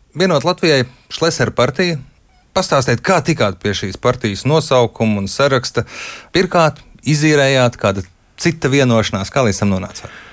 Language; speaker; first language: Latvian; native; Latvian